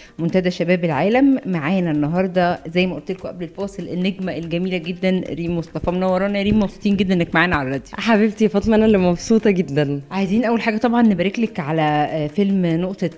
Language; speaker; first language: Arabic; native; Arabic